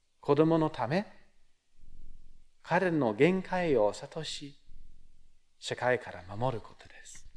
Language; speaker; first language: Japanese; non-native, fluent; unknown